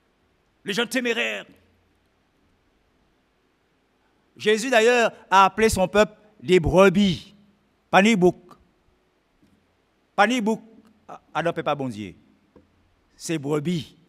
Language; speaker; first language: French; native; French